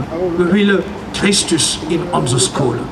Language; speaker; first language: Dutch; non-native, learner; French